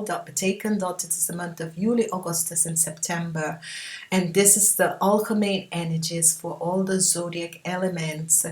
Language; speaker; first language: Dutch; non-native, fluent; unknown